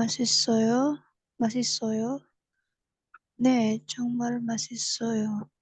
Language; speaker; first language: Korean; non-native, learner; Indonesian